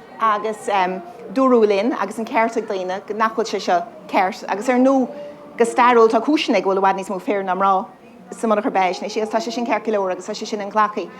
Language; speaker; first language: Irish; native; Irish